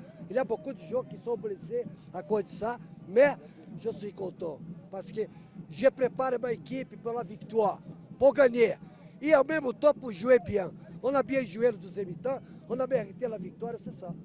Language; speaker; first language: French; non-native, fluent; Portuguese